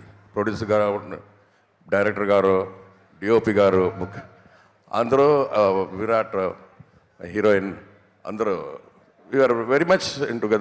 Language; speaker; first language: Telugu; non-native, learner; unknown